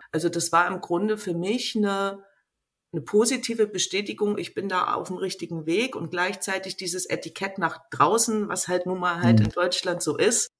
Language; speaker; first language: German; native; German